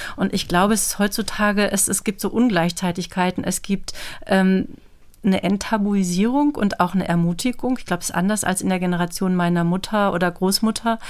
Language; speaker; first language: German; native; German